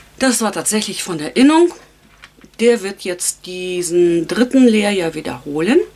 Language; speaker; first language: German; non-native, fluent; Russian